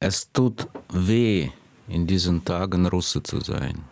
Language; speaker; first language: German; non-native, fluent; Russian